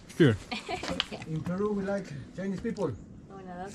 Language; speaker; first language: English; non-native, learner; Spanish